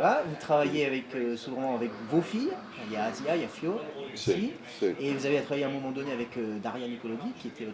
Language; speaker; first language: French; native; French